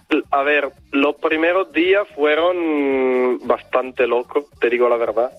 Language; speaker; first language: Spanish; non-native, fluent; Italian